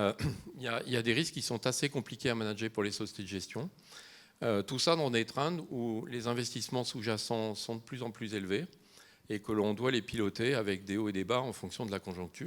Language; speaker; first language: French; native; French